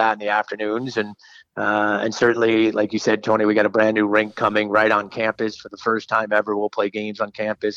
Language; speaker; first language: English; native; English